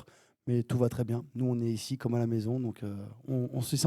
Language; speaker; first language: French; native; French